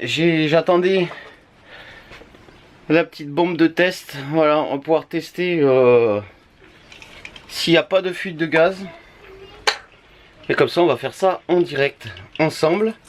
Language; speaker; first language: French; native; French